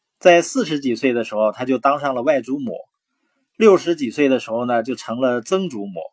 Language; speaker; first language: Chinese; native; Chinese